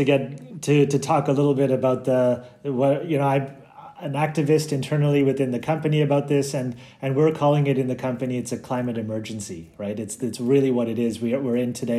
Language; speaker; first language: English; native; English